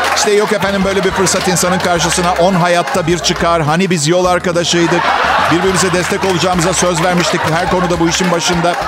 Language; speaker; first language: Turkish; non-native, fluent; Italian